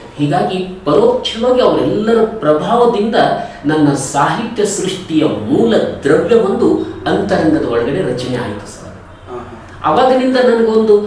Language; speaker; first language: Kannada; native; Kannada